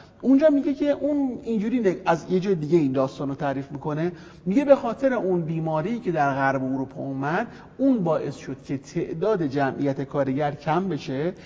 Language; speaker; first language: Persian; native; Persian